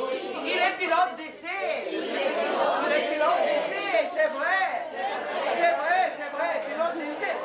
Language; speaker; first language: French; non-native, learner; Russian